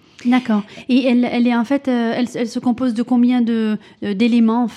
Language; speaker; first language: French; native; French